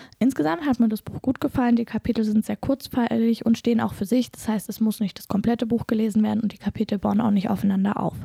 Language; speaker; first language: German; native; German